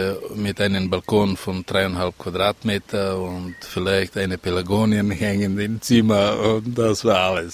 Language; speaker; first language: German; non-native, fluent; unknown